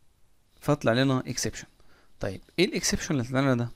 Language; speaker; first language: Arabic; native; Arabic